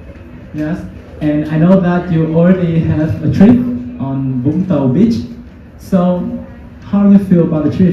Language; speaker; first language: English; non-native, fluent; Vietnamese